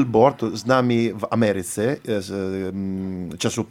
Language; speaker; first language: Czech; non-native, learner; Italian